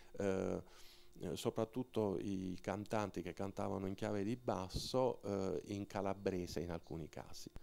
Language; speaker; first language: Italian; native; Italian